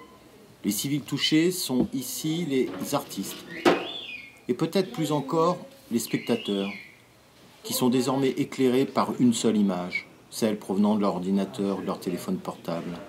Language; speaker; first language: French; native; French